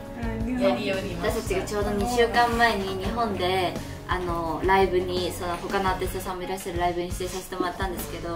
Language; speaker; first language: Japanese; native; Japanese